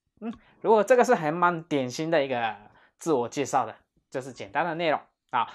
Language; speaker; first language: Chinese; non-native, fluent; Japanese